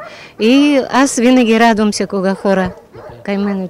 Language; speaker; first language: Bulgarian; non-native, learner; Russian